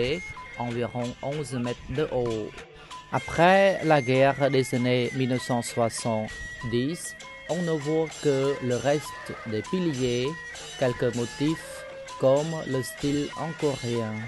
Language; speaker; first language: French; non-native, fluent; Khmer